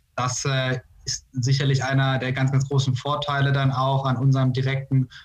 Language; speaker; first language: German; native; German